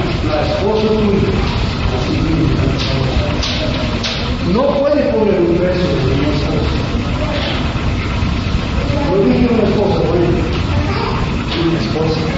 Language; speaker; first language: Spanish; non-native, fluent; English